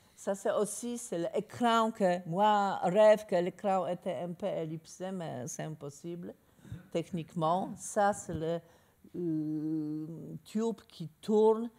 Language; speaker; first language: French; non-native, learner; Polish